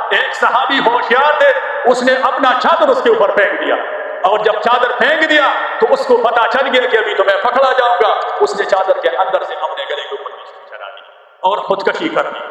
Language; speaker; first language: Urdu; non-native, local second language; Pashto